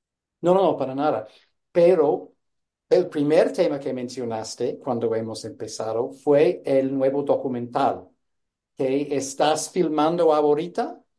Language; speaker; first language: Spanish; non-native, fluent; English